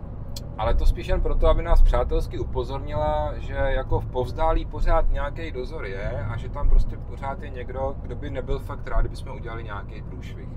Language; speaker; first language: Czech; native; Czech